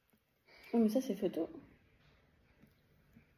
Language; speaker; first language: French; native; French